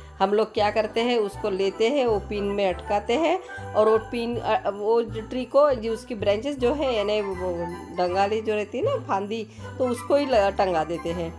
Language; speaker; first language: Hindi; non-native, local second language; Marathi